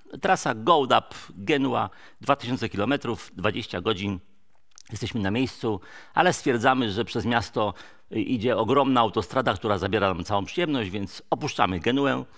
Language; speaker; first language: Polish; native; Polish